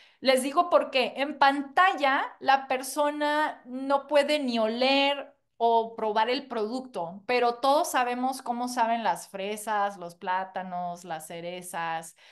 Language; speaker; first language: Spanish; non-native, fluent; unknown